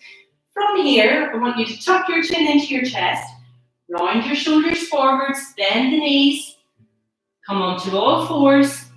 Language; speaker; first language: English; native; English